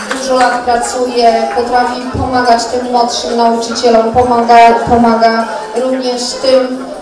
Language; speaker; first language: Polish; native; Polish